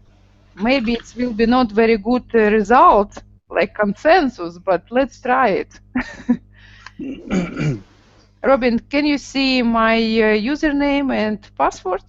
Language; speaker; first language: English; non-native, learner; Russian